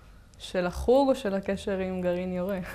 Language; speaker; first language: Hebrew; native; Hebrew